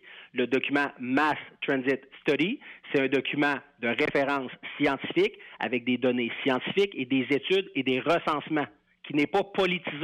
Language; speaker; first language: French; native; French